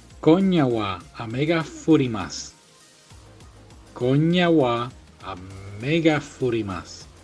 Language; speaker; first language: Japanese; non-native, learner; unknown